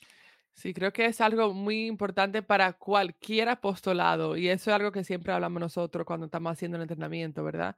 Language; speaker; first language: Spanish; early bilingual, heritage; Spanish